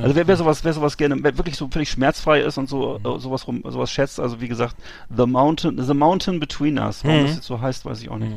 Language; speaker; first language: German; native; German